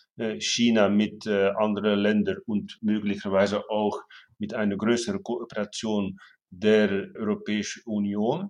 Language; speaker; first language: German; non-native, fluent; Dutch